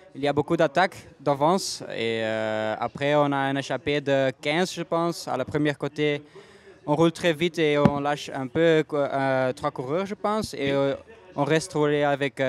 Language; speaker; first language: French; non-native, local second language; Dutch